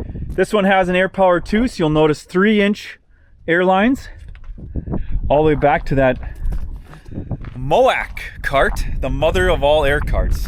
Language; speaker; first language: English; native; English